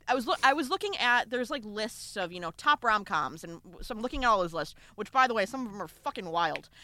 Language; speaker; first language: English; native; English